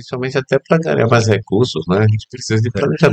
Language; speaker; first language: Portuguese; native; Portuguese